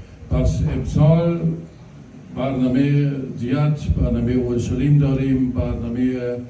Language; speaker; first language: Persian; non-native, fluent; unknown